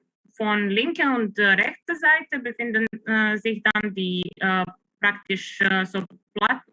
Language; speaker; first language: German; non-native, fluent; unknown